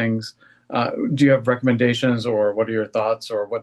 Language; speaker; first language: English; native; English